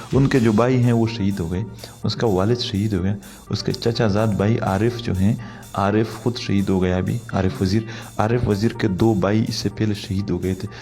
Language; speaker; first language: Urdu; non-native, local second language; Pashto